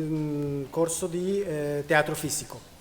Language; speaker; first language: Italian; non-native, learner; Spanish